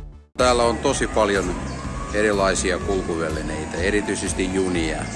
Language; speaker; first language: Finnish; non-native, fluent; Russian